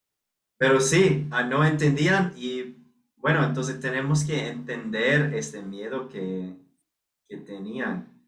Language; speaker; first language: Spanish; non-native, fluent; English